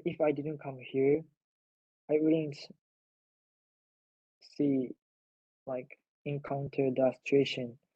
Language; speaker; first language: English; non-native, learner; Japanese